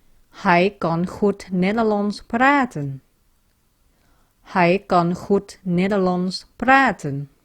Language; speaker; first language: Dutch; non-native, fluent; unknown